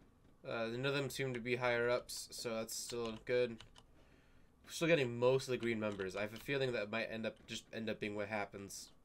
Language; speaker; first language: English; native; English